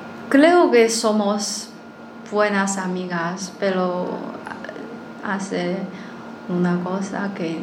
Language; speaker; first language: Spanish; non-native, learner; Chinese